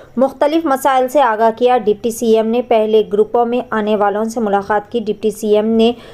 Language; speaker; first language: Urdu; native; Urdu